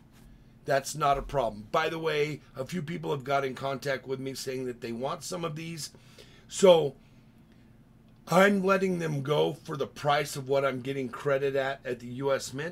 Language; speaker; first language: English; native; English